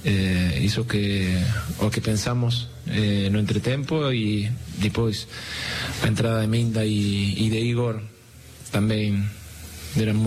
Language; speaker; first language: Portuguese; non-native, learner; Spanish